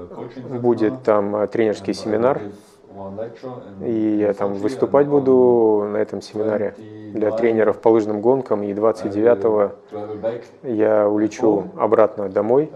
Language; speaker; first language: Russian; non-native, fluent; German